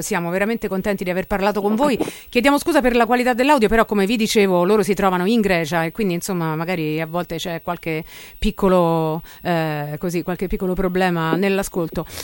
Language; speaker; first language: Italian; native; Italian